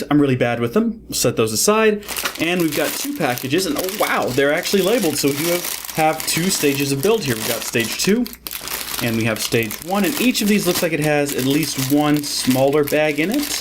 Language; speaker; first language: English; native; English